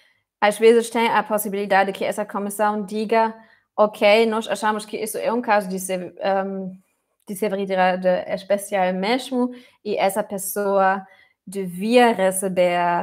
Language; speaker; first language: Portuguese; non-native, fluent; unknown